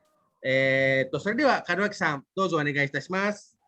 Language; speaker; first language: Japanese; non-native, fluent; Indonesian